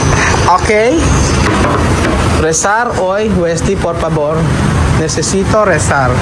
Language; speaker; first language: Spanish; non-native, learner; Filipino